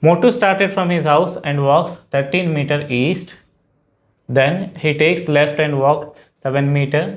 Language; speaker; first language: English; non-native, local second language; Kannada